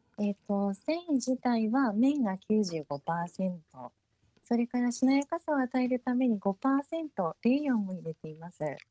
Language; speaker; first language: Japanese; early bilingual, heritage; Japanese